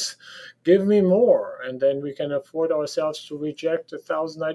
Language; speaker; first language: English; non-native, fluent; German